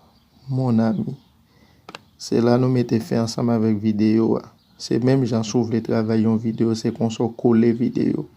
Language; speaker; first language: French; non-native, learner; Haitian Creole